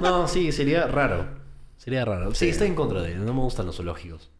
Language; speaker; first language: Spanish; early bilingual, heritage; Spanish